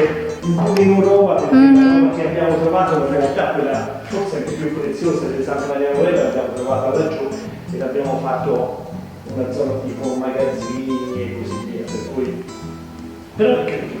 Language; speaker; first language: Italian; native; Italian